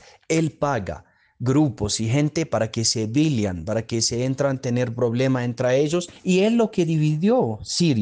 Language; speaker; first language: Spanish; non-native, fluent; Arabic